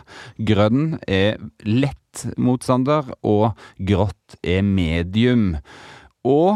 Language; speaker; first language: Norwegian; native; Norwegian